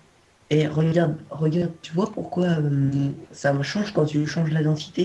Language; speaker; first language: French; native; French